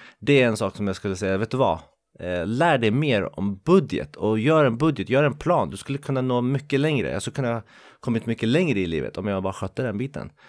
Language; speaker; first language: Swedish; early bilingual, other home language; Kurdish